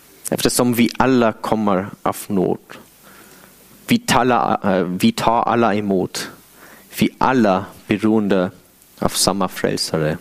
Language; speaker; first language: Swedish; non-native, fluent; English